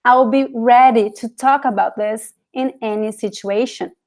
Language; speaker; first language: English; non-native, fluent; Portuguese